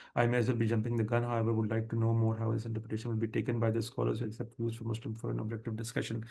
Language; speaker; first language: English; non-native, local second language; Urdu